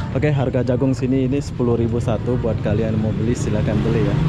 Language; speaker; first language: Indonesian; native; Indonesian